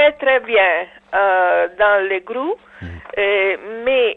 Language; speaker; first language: French; non-native, learner; Italian